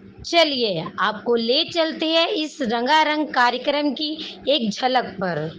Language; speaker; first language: Hindi; native; Hindi